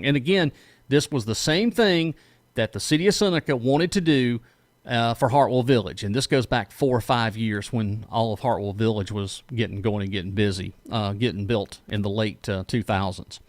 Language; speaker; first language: English; native; English